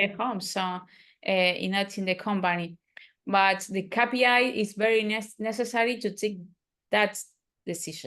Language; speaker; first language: English; non-native, learner; Spanish